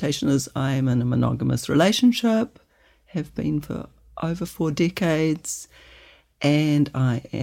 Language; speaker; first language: English; native; English